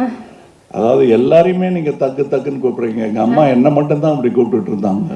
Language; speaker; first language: Tamil; native; Tamil